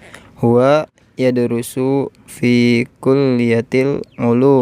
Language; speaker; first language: Arabic; non-native, learner; Indonesian